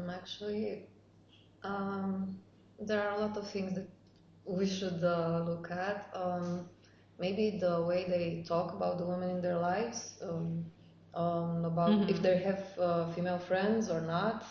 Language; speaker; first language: English; non-native, fluent; Romanian